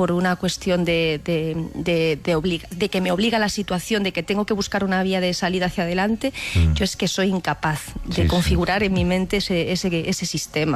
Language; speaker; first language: Spanish; native; Spanish